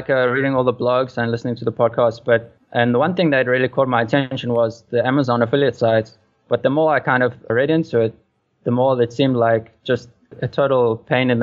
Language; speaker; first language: English; native; English